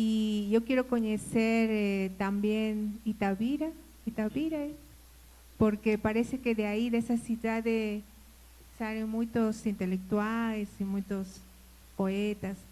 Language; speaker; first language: Portuguese; non-native, fluent; Spanish